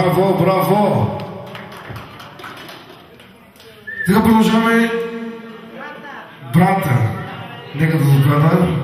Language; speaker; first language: Bulgarian; non-native, local second language; Turkish